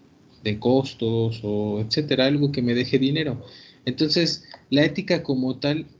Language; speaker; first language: Spanish; native; Spanish